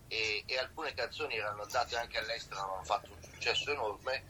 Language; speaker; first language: Italian; native; Italian